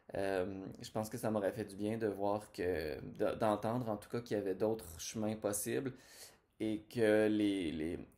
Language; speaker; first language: French; native; French